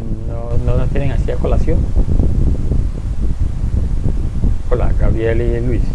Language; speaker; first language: Spanish; native; Spanish